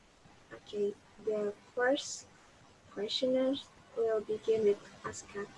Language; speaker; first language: English; non-native, learner; Indonesian